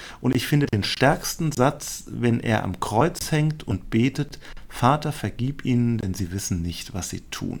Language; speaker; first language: German; native; German